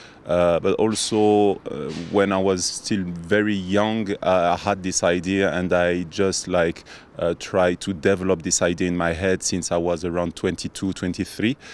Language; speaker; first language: English; non-native, fluent; French